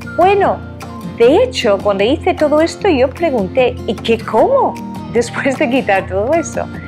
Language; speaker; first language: Spanish; non-native, fluent; English